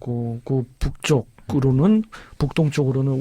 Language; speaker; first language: Korean; native; Korean